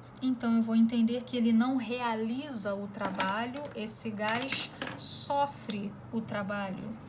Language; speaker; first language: Portuguese; native; Portuguese